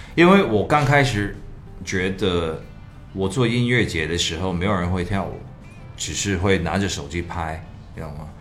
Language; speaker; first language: Chinese; non-native, fluent; Cantonese